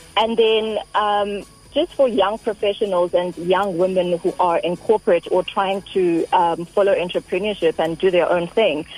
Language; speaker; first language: English; non-native, local second language; Xhosa